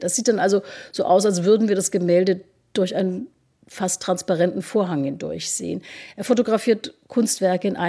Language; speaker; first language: German; native; German